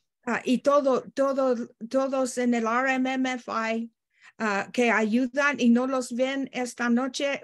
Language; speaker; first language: Spanish; non-native, learner; English